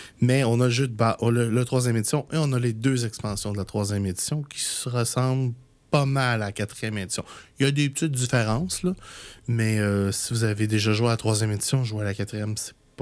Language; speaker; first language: French; native; French